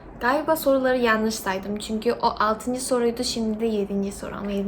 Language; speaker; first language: Turkish; non-native, fluent; Korean